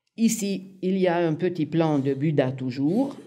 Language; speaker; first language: French; non-native, fluent; Hungarian